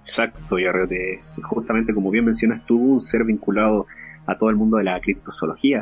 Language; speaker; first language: Spanish; native; Spanish